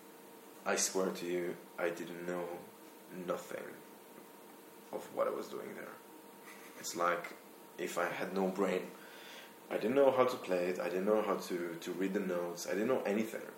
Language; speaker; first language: English; non-native, fluent; Hebrew